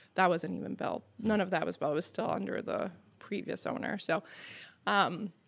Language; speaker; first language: English; non-native, fluent; French